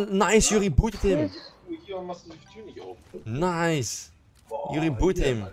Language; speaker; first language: English; non-native, learner; Dutch